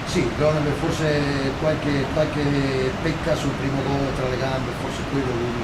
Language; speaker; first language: Italian; native; Italian